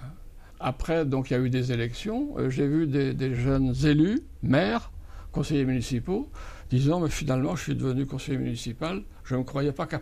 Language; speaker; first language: French; native; French